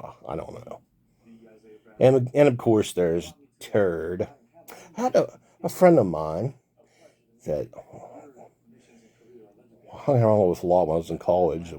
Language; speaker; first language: English; native; English